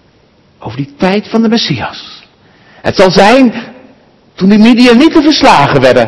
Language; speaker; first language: Dutch; native; Dutch